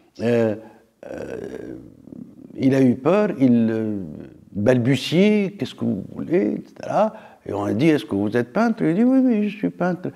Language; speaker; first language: French; non-native, local second language; Arabic